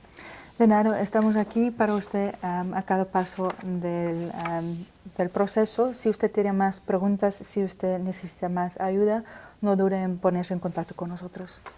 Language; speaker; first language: Spanish; non-native, fluent; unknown